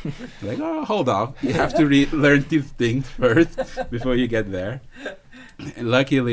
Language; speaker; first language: English; non-native, fluent; Wolof